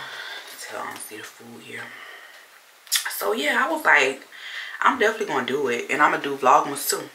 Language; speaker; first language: English; native; English